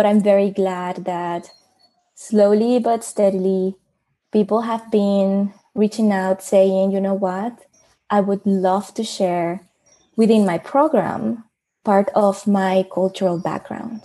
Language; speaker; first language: English; non-native, fluent; Spanish